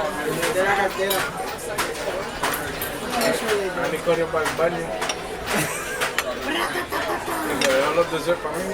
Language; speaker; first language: Spanish; early bilingual, heritage; English